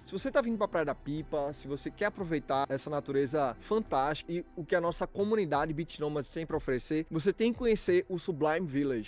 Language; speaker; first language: Portuguese; native; Portuguese